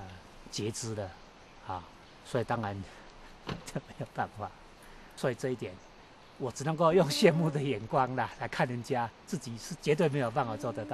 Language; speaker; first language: Chinese; native; Chinese